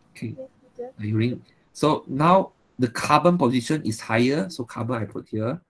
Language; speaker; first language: English; non-native, local second language; Chinese